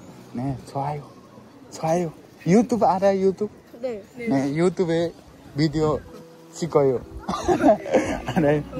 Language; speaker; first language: Korean; non-native, learner; Nepali